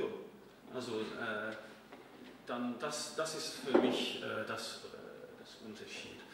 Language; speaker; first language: German; non-native, fluent; English